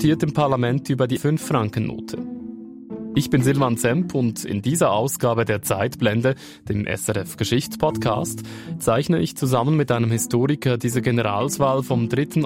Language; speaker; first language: German; native; German